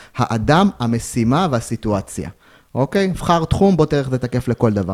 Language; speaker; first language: Hebrew; native; Hebrew